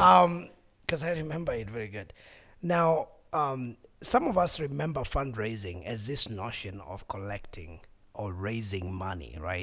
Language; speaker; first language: English; non-native, local second language; Kamba